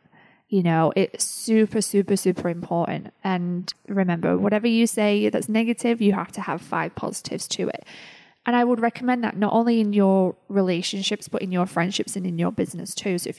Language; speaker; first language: English; native; English